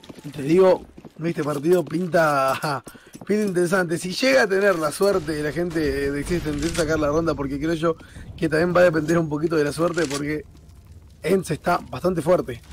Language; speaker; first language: Spanish; native; Spanish